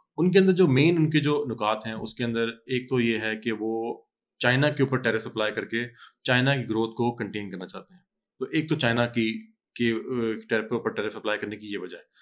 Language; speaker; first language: Urdu; native; Urdu